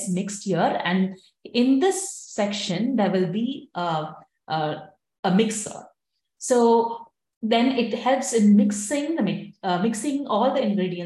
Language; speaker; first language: English; non-native, local second language; Tamil